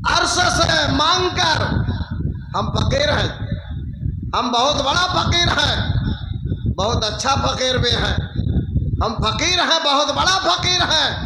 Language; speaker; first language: Urdu; non-native, local second language; Bangla